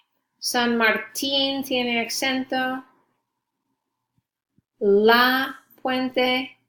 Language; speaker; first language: Spanish; non-native, fluent; English